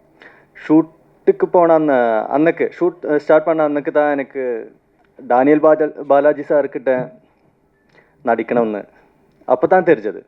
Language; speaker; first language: Tamil; non-native, fluent; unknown